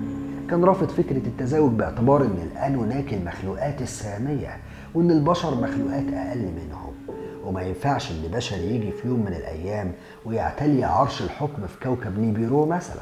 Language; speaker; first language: Arabic; native; Arabic